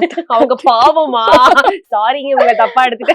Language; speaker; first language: Tamil; native; Tamil